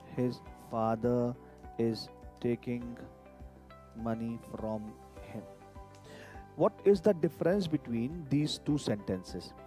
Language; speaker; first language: English; non-native, local second language; Hindi